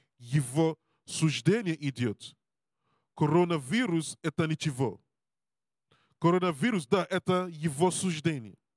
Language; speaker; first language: Russian; non-native, learner; English